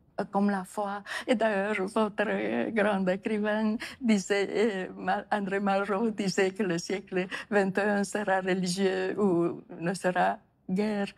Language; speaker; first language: French; non-native, fluent; Romanian